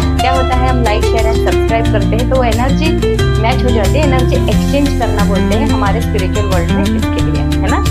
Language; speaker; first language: Hindi; non-native, local second language; Marathi